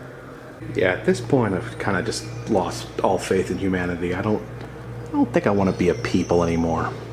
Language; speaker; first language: English; native; English